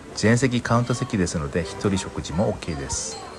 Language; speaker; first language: Japanese; non-native, fluent; Korean